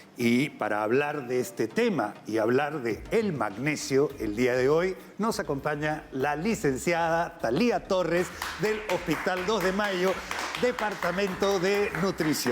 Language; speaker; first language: Spanish; native; Spanish